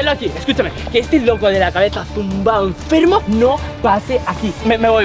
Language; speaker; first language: Spanish; native; Spanish